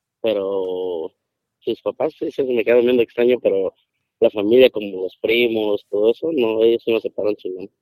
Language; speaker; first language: Spanish; native; Spanish